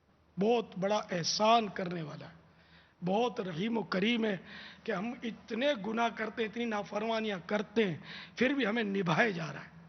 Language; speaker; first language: Urdu; native; Urdu